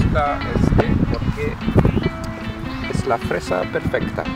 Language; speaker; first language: Spanish; non-native, learner; English